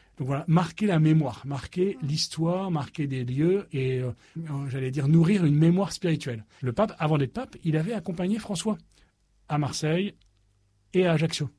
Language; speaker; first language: French; native; French